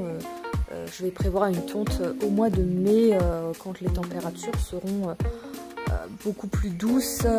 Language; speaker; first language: French; native; French